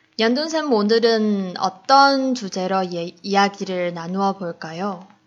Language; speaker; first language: Korean; non-native, fluent; Chinese